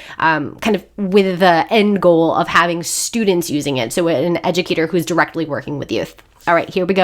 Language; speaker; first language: English; native; English